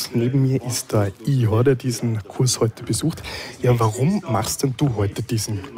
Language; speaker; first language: German; native; German